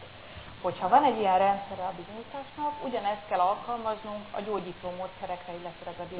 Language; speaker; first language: Hungarian; native; Hungarian